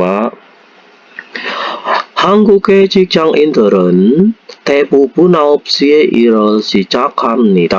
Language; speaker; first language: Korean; non-native, fluent; Indonesian